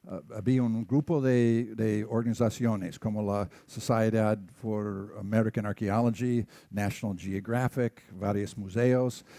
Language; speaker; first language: Spanish; non-native, learner; English